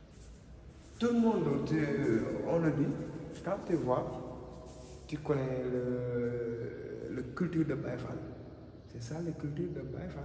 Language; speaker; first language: French; non-native, local second language; Wolof